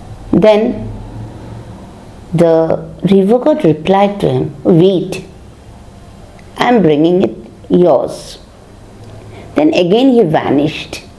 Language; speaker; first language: English; non-native, local second language; Bangla